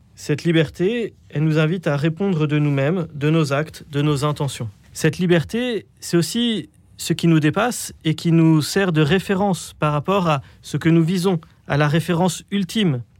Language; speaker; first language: French; native; French